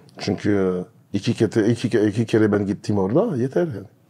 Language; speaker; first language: Turkish; non-native, learner; French